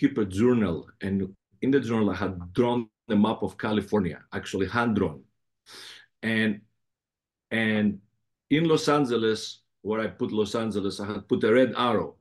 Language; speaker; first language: English; non-native, fluent; Greek